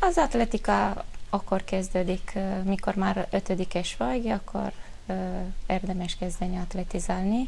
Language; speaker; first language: Hungarian; non-native, fluent; Romanian